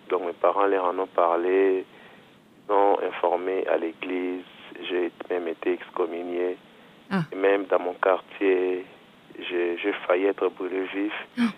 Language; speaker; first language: French; non-native, local second language; Lingala